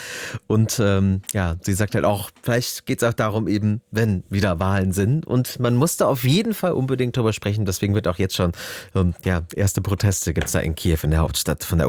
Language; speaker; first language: German; native; German